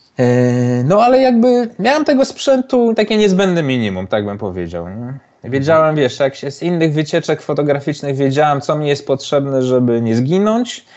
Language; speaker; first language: Polish; native; Polish